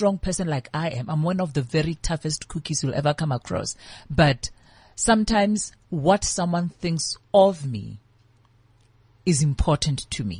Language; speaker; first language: English; non-native, local second language; Northern Sotho